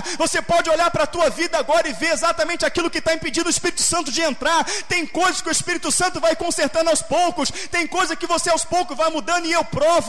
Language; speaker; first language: Portuguese; native; Portuguese